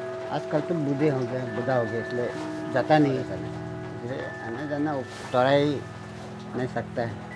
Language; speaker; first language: Hindi; non-native, local second language; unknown